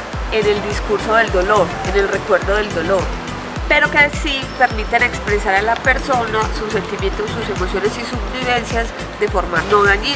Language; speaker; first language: Spanish; native; Spanish